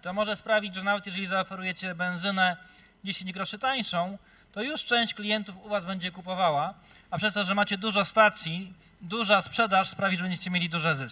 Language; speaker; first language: Polish; native; Polish